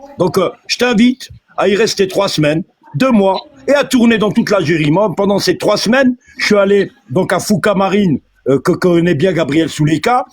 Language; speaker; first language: French; early bilingual, other home language; Arabic